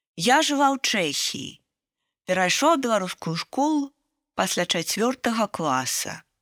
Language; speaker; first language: Belarusian; non-native, local second language; Russian